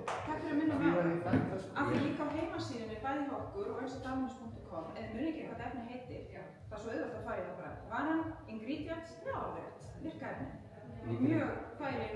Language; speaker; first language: Icelandic; native; Icelandic